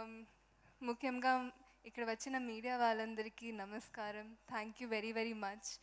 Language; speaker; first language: Telugu; non-native, fluent; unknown